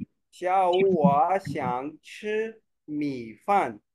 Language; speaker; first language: Chinese; non-native, fluent; Urdu